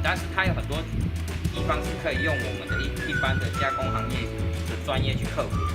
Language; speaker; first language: Chinese; native; Chinese